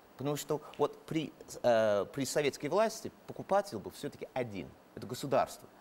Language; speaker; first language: Russian; non-native, fluent; English